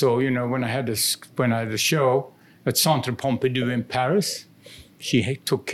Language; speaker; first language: English; non-native, fluent; Swedish